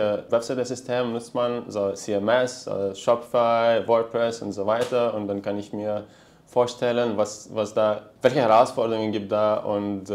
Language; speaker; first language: German; non-native, fluent; Lithuanian